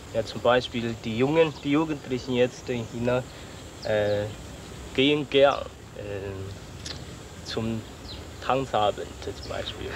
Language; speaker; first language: German; non-native, learner; Chinese